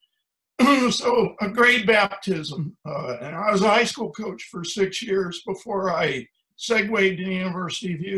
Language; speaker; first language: English; native; English